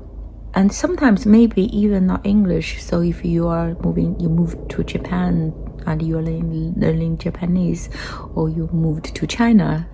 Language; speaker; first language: English; non-native, fluent; Chinese